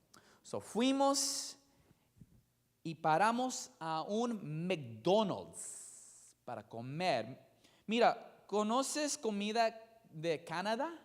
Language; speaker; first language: Spanish; non-native, learner; English